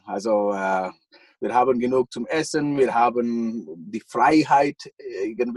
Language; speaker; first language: German; non-native, fluent; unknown